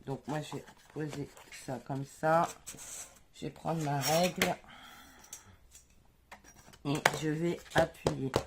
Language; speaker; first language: French; native; French